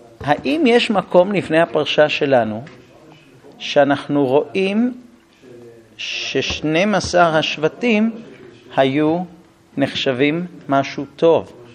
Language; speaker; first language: Hebrew; non-native, fluent; English